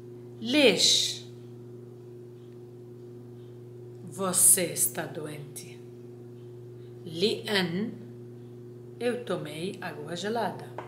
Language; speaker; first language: Portuguese; non-native, fluent; Arabic